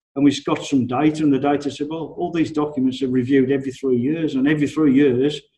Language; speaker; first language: English; native; English